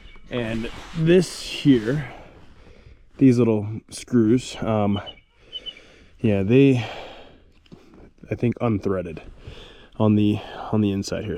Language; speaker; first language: English; native; English